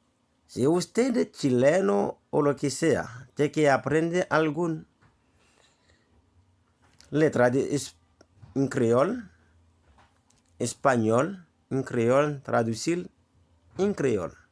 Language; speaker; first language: Spanish; non-native, learner; Haitian Creole